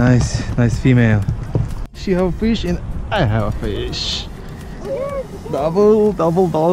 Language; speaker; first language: English; non-native, learner; Ukrainian